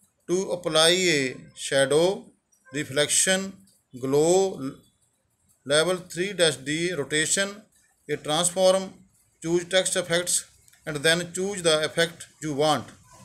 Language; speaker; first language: English; non-native, local second language; Punjabi